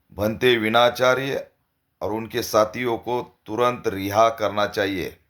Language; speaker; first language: Hindi; non-native, local second language; Marathi